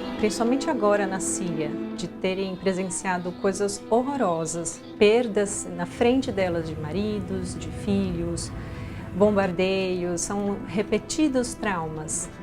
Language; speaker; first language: Portuguese; native; Portuguese